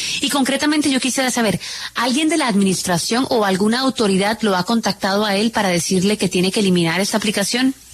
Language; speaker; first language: Spanish; native; Spanish